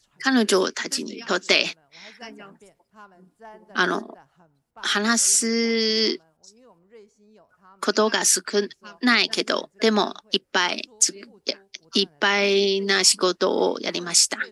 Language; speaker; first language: Japanese; non-native, fluent; Chinese